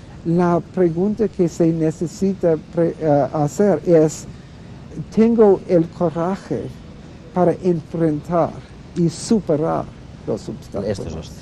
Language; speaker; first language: Spanish; non-native, fluent; English